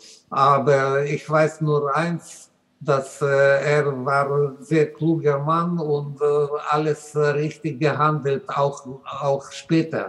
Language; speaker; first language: German; non-native, learner; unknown